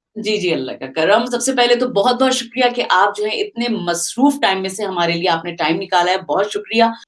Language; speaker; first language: Urdu; native; Urdu